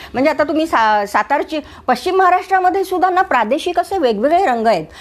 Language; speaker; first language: Marathi; native; Marathi